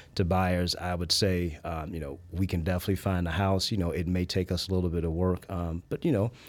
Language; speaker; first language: English; native; English